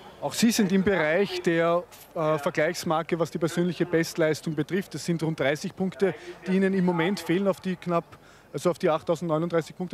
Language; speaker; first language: German; native; German